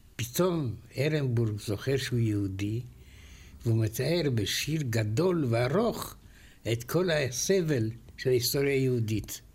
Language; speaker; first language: Hebrew; non-native, fluent; Romanian